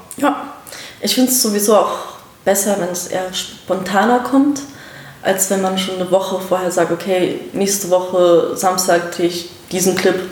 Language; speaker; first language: German; early bilingual, other home language; Russian